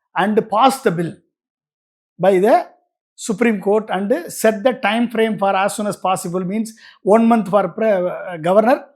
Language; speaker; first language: English; non-native, local second language; Tamil